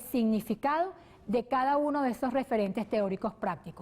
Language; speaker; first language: Spanish; native; Spanish